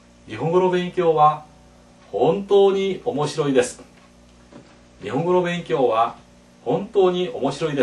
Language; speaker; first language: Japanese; non-native, fluent; Korean